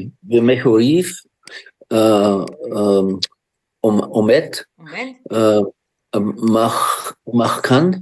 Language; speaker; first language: Hebrew; non-native, learner; German